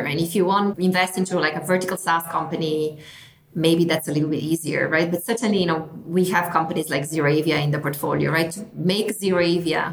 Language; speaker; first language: English; non-native, fluent; Italian